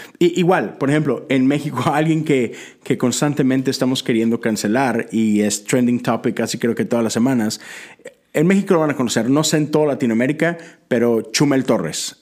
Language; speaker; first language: Spanish; native; Spanish